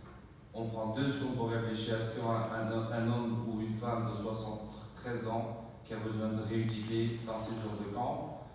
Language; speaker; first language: French; non-native, fluent; Uyghur